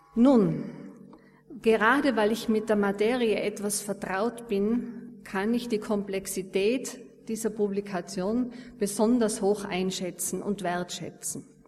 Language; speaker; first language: German; native; German